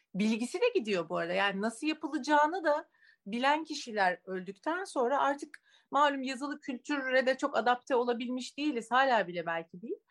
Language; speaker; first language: Turkish; native; Turkish